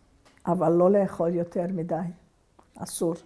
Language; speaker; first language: Hebrew; non-native, fluent; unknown